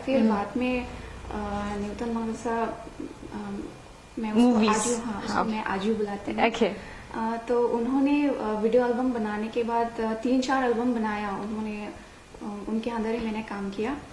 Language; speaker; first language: Hindi; non-native, local second language; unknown